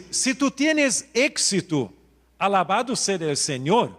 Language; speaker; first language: Spanish; non-native, local second language; Portuguese